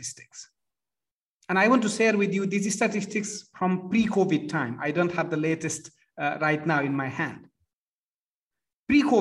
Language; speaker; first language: English; non-native, local second language; Nepali